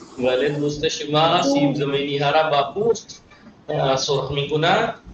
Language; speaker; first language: Persian; non-native, fluent; Urdu